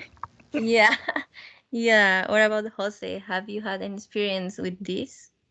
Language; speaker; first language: English; non-native, fluent; Spanish